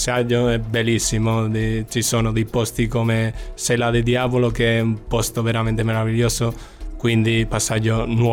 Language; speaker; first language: Italian; non-native, fluent; Spanish